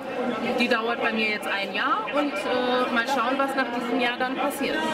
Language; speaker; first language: German; native; German